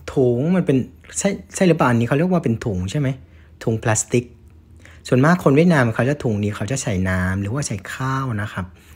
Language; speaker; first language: Thai; non-native, fluent; Vietnamese